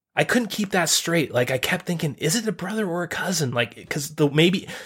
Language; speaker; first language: English; native; English